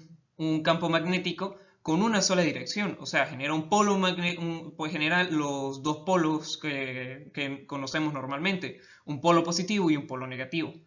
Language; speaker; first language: Spanish; native; Spanish